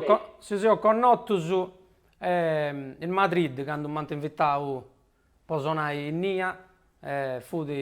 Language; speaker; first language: Italian; native; Italian